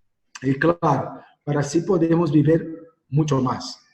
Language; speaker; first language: Spanish; non-native, learner; Portuguese